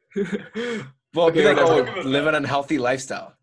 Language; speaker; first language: English; early bilingual, other home language; Spanish